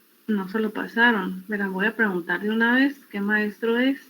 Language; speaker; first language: Spanish; native; Spanish